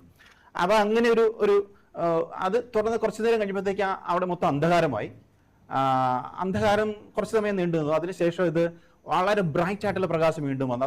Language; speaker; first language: Malayalam; native; Malayalam